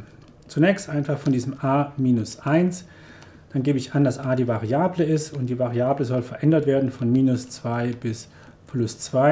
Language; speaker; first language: German; native; German